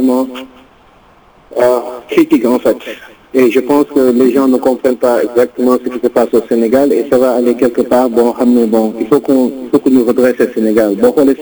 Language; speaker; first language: French; non-native, local second language; Wolof